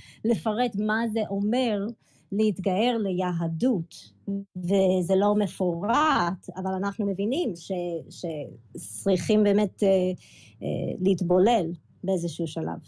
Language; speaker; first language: Hebrew; early bilingual, other home language; English